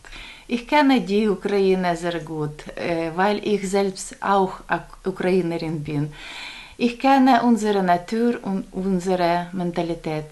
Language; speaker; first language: German; non-native, fluent; Ukrainian